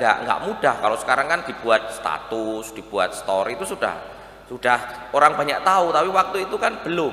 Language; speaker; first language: Indonesian; non-native, local second language; Javanese